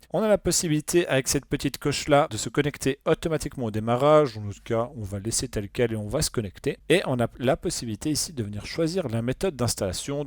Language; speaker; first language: French; native; French